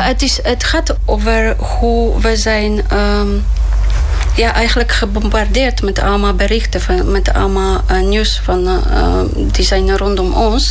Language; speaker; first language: Dutch; non-native, fluent; Polish